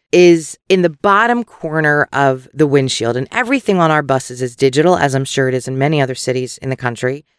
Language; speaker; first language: English; native; English